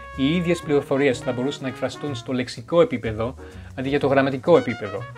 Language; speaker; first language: Greek; non-native, fluent; French